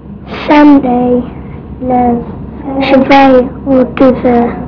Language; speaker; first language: French; non-native, learner; English